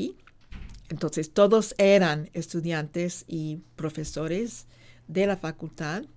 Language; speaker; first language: Spanish; non-native, fluent; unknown